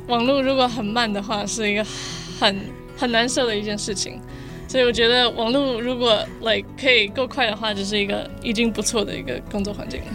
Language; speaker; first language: Chinese; early bilingual, other home language; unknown